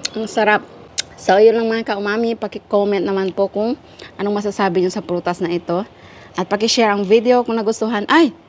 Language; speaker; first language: Filipino; non-native, local second language; Iloko